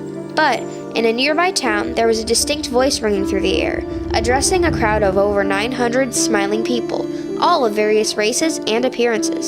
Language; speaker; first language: English; native; English